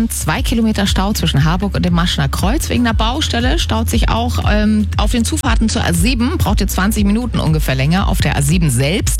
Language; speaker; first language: German; native; German